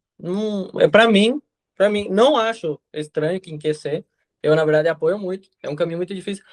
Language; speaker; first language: Portuguese; non-native, fluent; Spanish